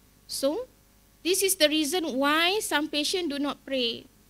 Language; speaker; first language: English; non-native, local second language; Malay